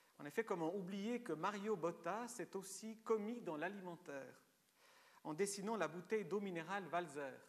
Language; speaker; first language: French; early bilingual, other home language; Romanian